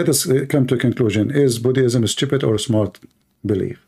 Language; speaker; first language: English; non-native, fluent; Arabic